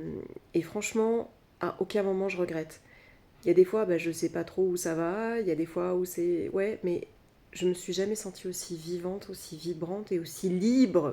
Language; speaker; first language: French; native; French